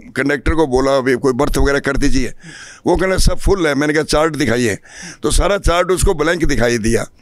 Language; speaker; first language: Hindi; native; Hindi